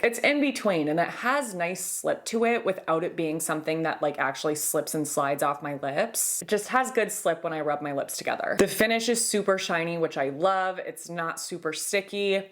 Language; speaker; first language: English; native; English